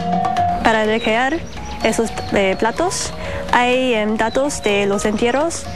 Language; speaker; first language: Spanish; non-native, fluent; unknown